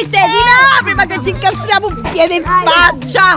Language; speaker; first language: Italian; native; Italian